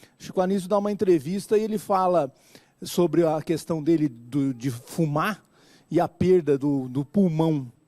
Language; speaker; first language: Portuguese; native; Portuguese